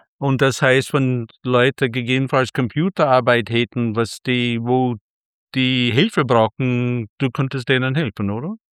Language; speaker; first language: German; non-native, fluent; English